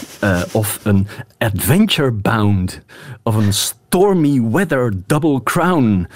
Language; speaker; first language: Dutch; native; Dutch